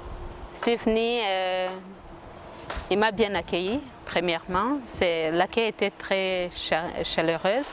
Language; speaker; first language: French; non-native, local second language; Kinyarwanda